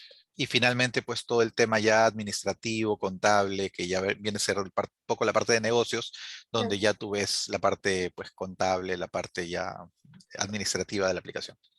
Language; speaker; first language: Spanish; native; Spanish